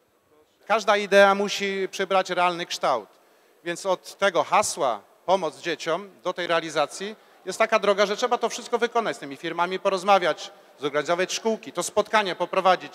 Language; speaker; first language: Polish; native; Polish